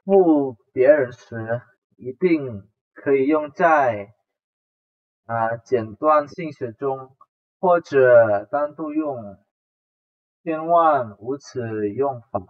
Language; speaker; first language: Chinese; non-native, fluent; Indonesian